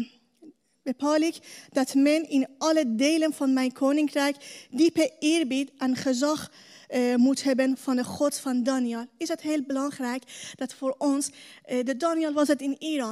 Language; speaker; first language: Dutch; non-native, learner; Persian